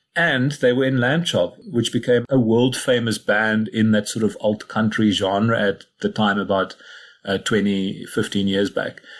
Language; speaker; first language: English; non-native, local second language; Afrikaans